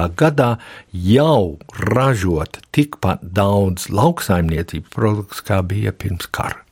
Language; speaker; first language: Latvian; early bilingual, heritage; Latvian